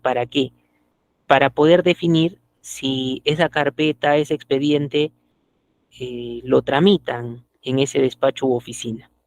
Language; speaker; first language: Spanish; native; Spanish